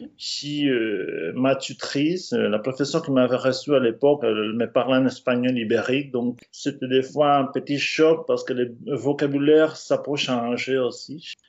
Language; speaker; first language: French; non-native, fluent; Spanish